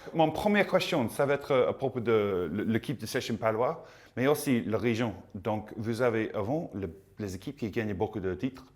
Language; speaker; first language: French; non-native, learner; English